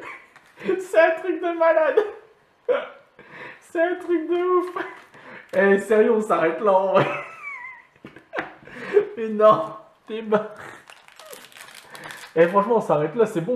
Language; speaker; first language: French; native; French